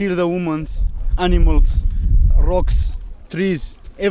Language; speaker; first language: English; non-native, learner; Arabic